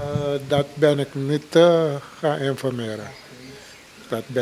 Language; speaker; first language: Dutch; non-native, local second language; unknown